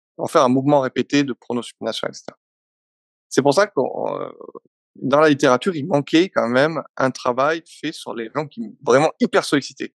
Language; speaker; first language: French; native; French